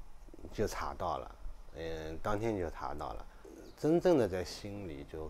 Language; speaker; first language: Chinese; native; Chinese